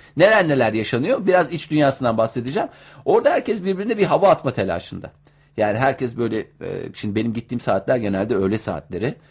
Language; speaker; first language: Turkish; native; Turkish